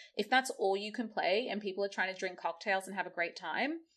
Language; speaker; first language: English; native; English